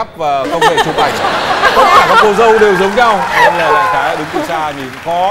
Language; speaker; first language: Vietnamese; native; Vietnamese